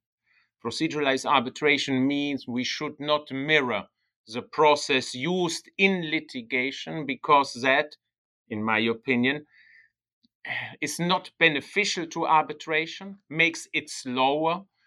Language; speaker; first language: English; non-native, fluent; German